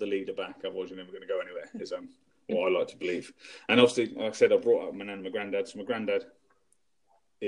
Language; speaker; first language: English; native; English